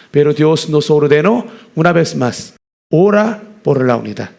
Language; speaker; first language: Spanish; non-native, learner; Korean